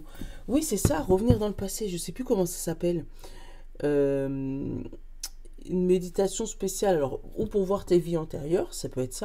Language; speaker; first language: French; native; French